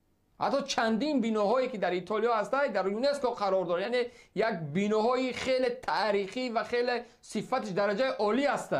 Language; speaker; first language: Persian; native; Persian